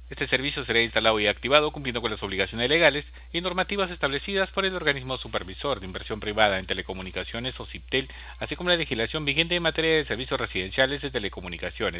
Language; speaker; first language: Spanish; native; Spanish